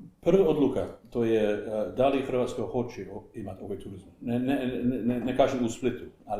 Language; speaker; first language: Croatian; non-native, fluent; English